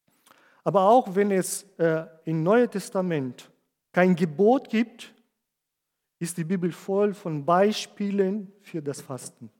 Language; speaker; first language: German; non-native, fluent; Portuguese